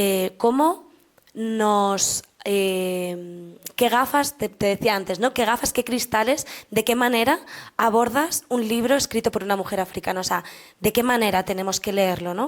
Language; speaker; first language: Spanish; native; Spanish